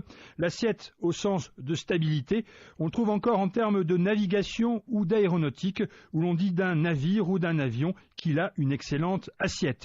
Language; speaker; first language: French; native; French